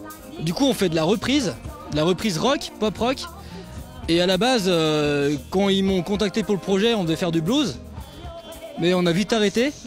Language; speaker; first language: French; native; French